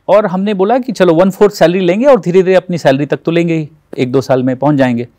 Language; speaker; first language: Hindi; native; Hindi